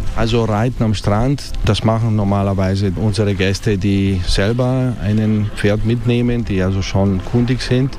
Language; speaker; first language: German; non-native, fluent; Italian